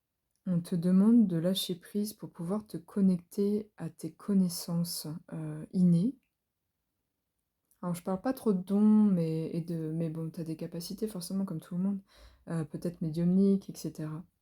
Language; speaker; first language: French; native; French